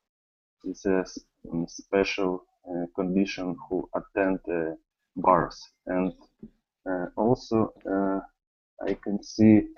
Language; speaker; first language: English; non-native, learner; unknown